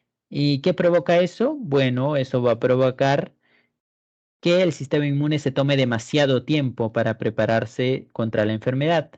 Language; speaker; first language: Spanish; native; Spanish